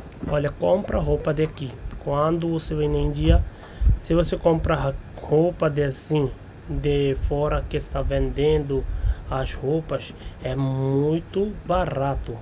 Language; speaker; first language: Portuguese; non-native, learner; Hindi